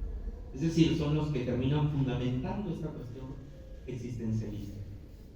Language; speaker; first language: Spanish; native; Spanish